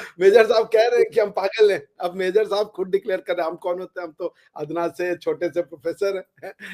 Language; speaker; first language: Hindi; native; Hindi